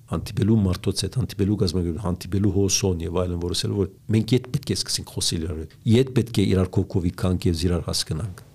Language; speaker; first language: Armenian; early bilingual, heritage; Arabic